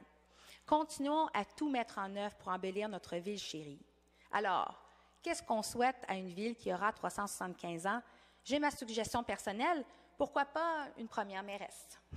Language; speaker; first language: French; native; French